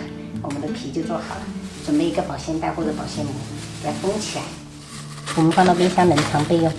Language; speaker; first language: Chinese; native; Chinese